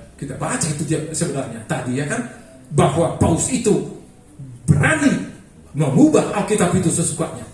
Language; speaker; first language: Indonesian; non-native, local second language; Batak Toba